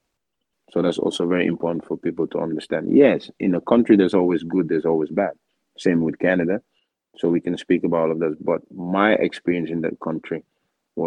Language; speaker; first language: English; non-native, local second language; Wolof